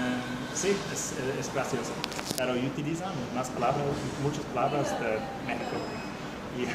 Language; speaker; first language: Spanish; non-native, learner; English